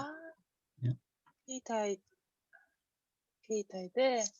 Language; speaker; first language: Japanese; non-native, learner; English